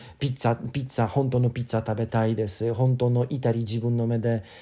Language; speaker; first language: Japanese; non-native, fluent; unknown